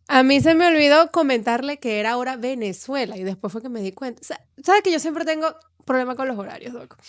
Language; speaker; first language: Spanish; native; Spanish